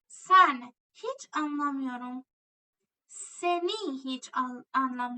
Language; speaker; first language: Turkish; non-native, fluent; Persian